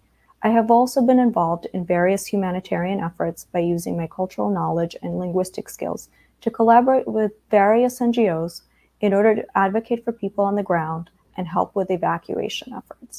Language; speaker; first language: English; early bilingual, other home language; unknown